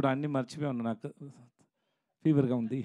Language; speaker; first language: Telugu; non-native, learner; Tamil